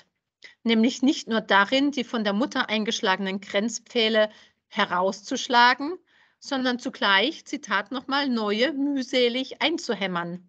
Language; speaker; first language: German; native; German